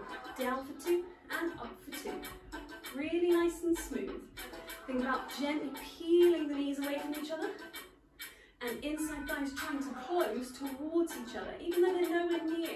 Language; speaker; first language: English; native; English